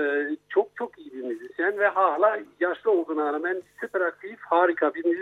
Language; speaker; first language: Turkish; non-native, fluent; German